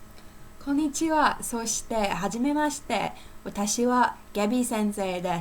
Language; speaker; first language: Japanese; non-native, fluent; English